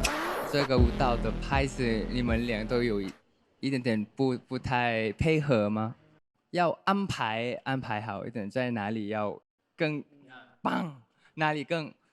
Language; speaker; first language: Chinese; non-native, fluent; Thai